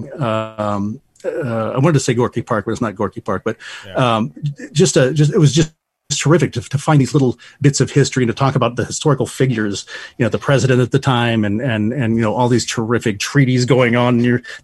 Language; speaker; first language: English; native; English